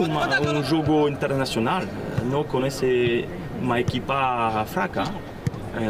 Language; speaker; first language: Portuguese; non-native, learner; French